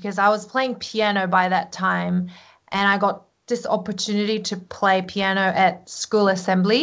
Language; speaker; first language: English; early bilingual, other home language; Korean